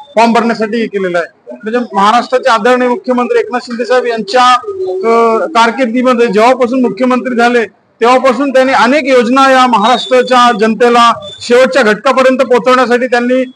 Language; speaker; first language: Marathi; native; Marathi